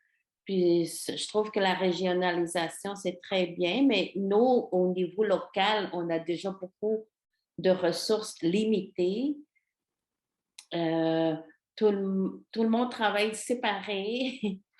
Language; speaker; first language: French; non-native, local second language; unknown